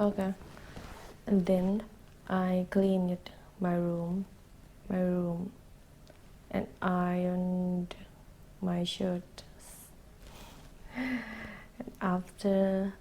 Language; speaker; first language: English; non-native, learner; Thai